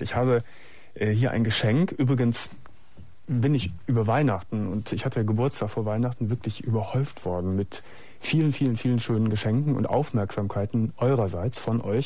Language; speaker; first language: German; native; German